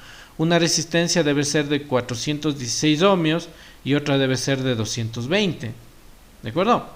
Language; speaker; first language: Spanish; native; Spanish